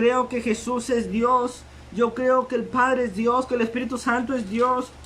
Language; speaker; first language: Spanish; native; Spanish